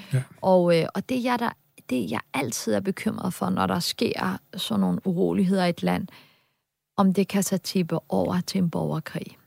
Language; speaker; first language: Danish; early bilingual, other home language; Turkish